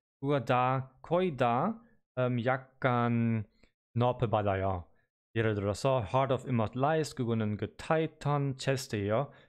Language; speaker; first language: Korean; non-native, learner; German